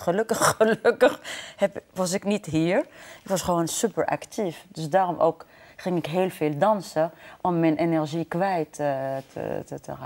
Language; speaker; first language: Dutch; non-native, fluent; Arabic